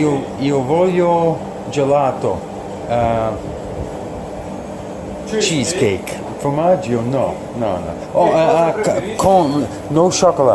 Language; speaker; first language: Italian; non-native, learner; English